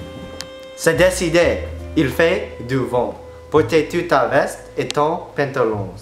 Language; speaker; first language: French; non-native, learner; English